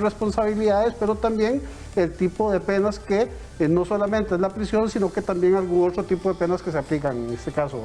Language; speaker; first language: Spanish; native; Spanish